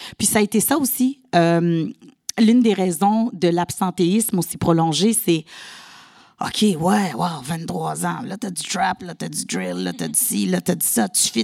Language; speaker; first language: French; native; French